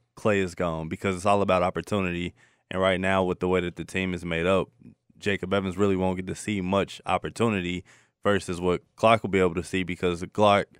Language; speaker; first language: English; native; English